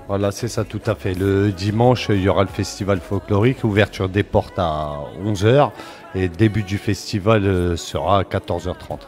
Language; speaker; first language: French; early bilingual, other home language; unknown